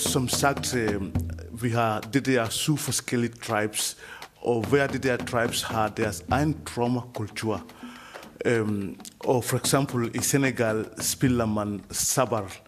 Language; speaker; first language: Danish; non-native, fluent; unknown